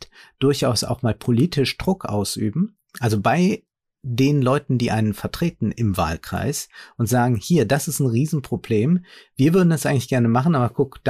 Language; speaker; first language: German; native; German